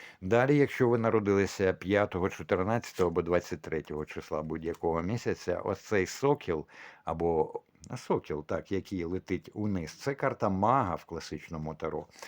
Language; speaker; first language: Ukrainian; non-native, local second language; Russian